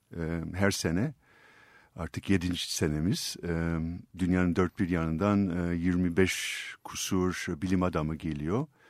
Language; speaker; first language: Turkish; non-native, fluent; English